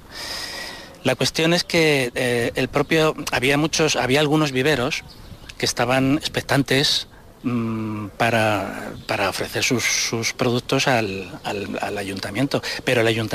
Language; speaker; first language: Spanish; native; Spanish